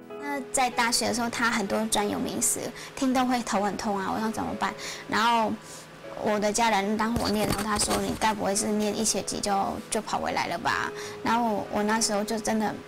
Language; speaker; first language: Chinese; non-native, fluent; Vietnamese